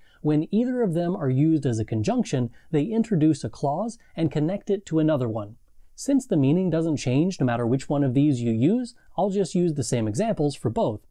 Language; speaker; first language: English; native; English